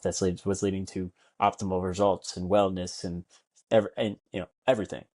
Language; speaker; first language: English; native; English